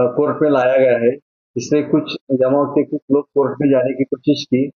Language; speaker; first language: Hindi; non-native, local second language; Marathi